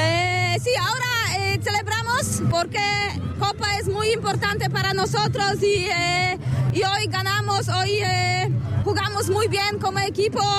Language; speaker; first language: Spanish; non-native, learner; Polish